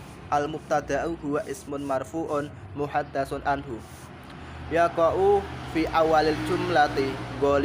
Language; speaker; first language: Arabic; non-native, learner; Indonesian